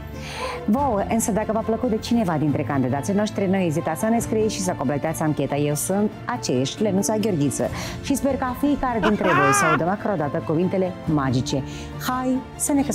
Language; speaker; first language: Romanian; native; Romanian